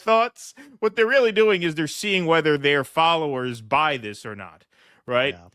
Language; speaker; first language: English; native; English